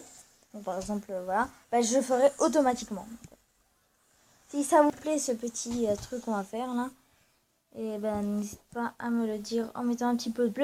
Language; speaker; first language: French; native; French